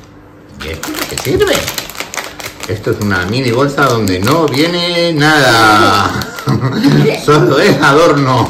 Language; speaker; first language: Spanish; native; Spanish